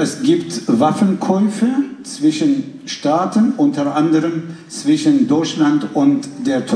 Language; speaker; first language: German; non-native, fluent; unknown